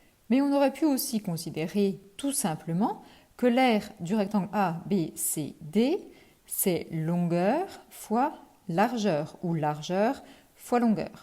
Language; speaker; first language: French; native; French